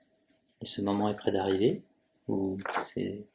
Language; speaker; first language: French; native; French